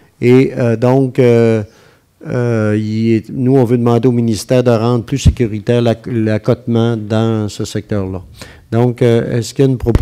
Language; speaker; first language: French; native; French